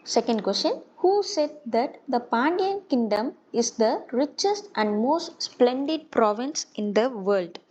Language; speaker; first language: English; non-native, local second language; Tamil